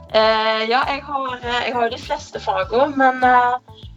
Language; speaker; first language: Norwegian; native; Norwegian